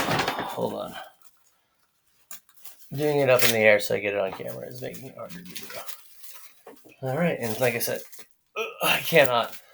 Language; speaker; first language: English; native; English